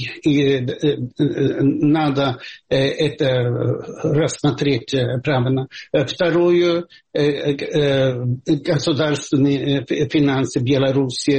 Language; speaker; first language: Russian; non-native, fluent; Swedish